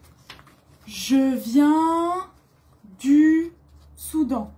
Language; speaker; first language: French; native; French